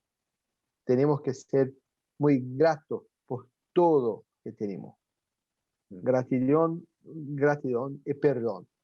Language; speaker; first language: Spanish; non-native, fluent; Portuguese